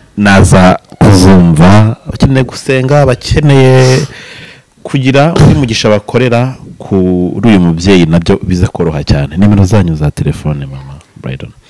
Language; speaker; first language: Kinyarwanda; native; Kinyarwanda